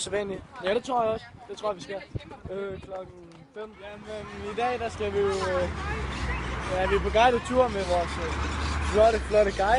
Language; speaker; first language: Danish; native; Danish